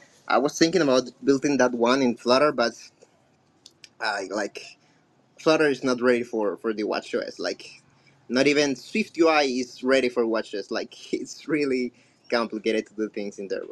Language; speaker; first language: English; non-native, fluent; Spanish